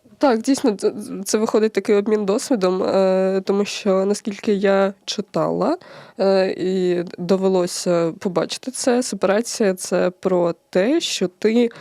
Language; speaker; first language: Ukrainian; native; Ukrainian